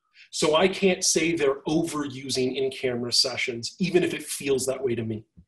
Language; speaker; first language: English; native; English